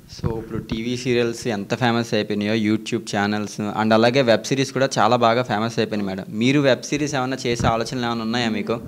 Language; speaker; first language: Telugu; native; Telugu